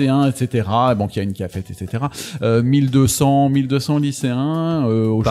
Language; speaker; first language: French; native; French